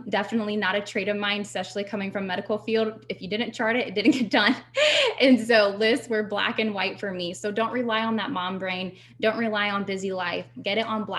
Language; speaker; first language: English; native; English